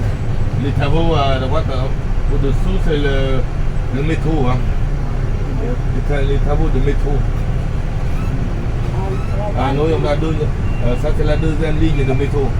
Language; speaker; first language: French; non-native, fluent; Vietnamese